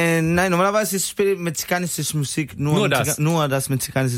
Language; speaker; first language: German; non-native, learner; Spanish